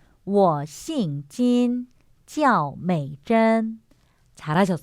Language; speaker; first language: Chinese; non-native, fluent; Korean